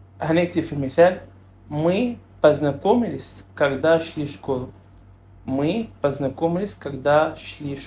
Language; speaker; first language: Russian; non-native, fluent; Arabic